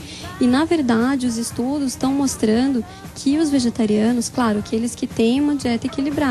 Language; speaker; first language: Portuguese; native; Portuguese